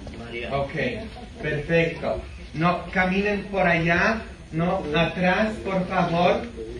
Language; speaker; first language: Spanish; non-native, fluent; English